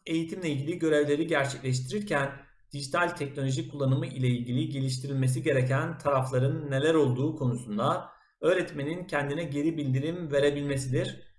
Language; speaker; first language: Turkish; native; Turkish